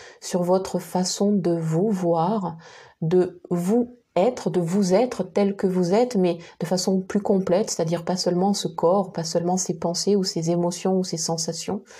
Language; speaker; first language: French; native; French